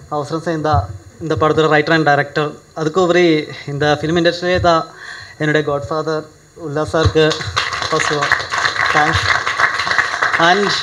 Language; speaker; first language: Tamil; non-native, learner; Malayalam